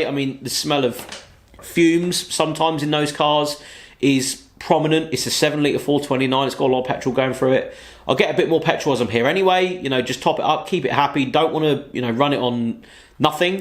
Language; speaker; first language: English; native; English